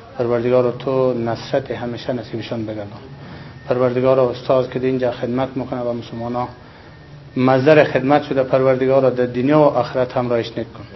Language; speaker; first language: Persian; native; Persian